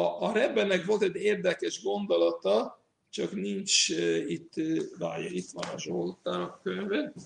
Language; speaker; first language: Hungarian; non-native, fluent; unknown